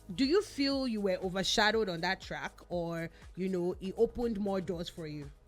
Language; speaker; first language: Nigerian Pidgin; native; Nigerian Pidgin